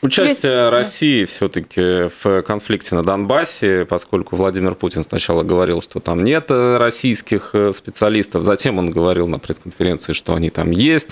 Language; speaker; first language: Russian; native; Russian